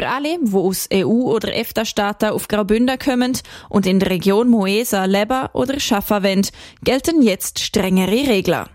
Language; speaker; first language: German; native; German